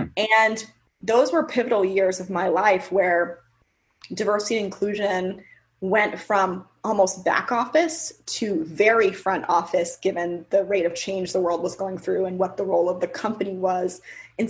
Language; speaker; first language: English; native; English